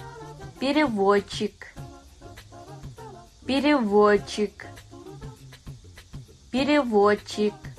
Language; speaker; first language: Russian; non-native, fluent; Kazakh